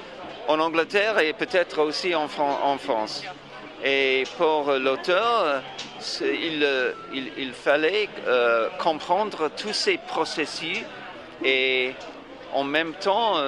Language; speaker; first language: French; non-native, fluent; English